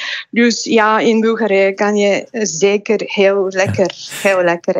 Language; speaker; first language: Dutch; non-native, fluent; Bulgarian